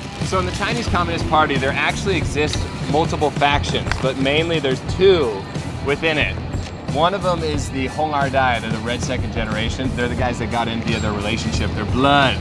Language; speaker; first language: English; native; English